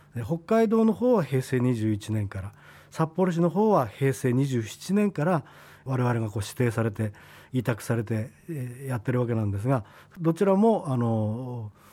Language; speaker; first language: Japanese; native; Japanese